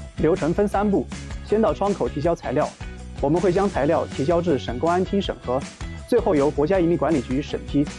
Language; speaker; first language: Chinese; native; Chinese